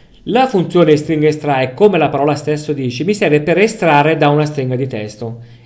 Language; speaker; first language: Italian; native; Italian